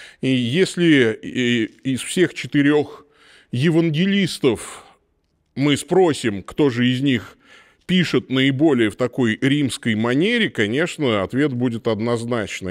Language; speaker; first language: Russian; native; Russian